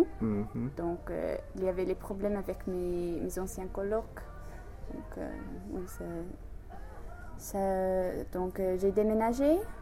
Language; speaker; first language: French; non-native, learner; English